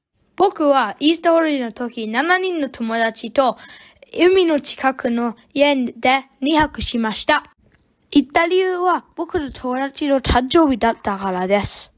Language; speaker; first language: Japanese; non-native, fluent; English